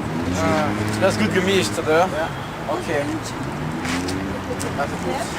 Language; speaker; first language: German; non-native, learner; French